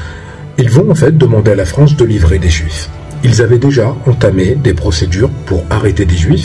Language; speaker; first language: French; native; French